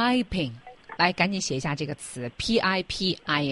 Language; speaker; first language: Chinese; native; Chinese